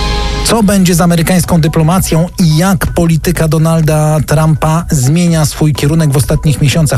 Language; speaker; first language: Polish; native; Polish